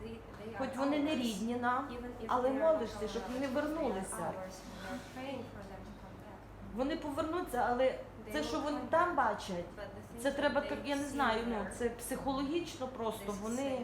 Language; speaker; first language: Ukrainian; native; Ukrainian